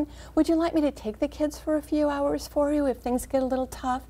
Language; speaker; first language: English; native; English